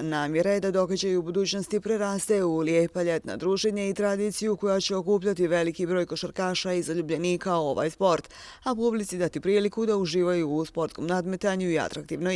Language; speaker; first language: Bosnian; native; Bosnian